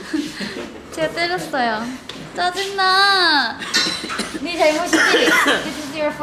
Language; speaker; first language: Korean; native; Korean